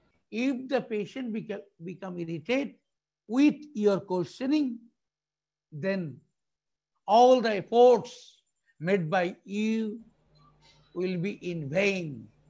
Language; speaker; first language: English; non-native, local second language; Bangla